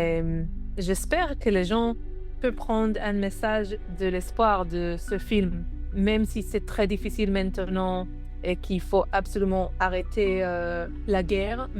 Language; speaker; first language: French; non-native, learner; Hebrew